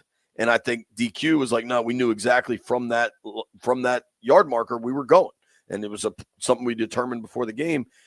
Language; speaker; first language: English; native; English